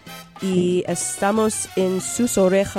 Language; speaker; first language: Spanish; non-native, local second language; English